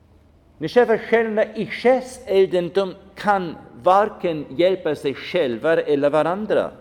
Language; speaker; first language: Swedish; non-native, fluent; German